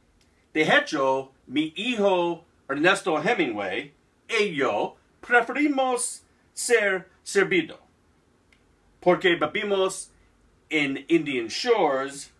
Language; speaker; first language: Spanish; non-native, learner; English